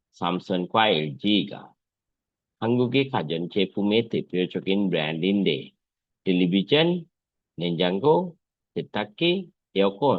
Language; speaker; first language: Korean; non-native, fluent; Sinhala